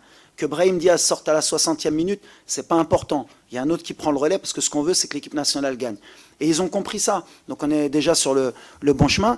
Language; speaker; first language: French; native; French